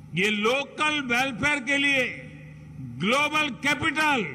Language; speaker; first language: Hindi; non-native, local second language; Gujarati